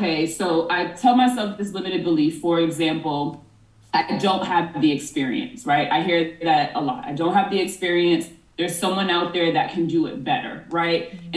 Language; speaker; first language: English; native; English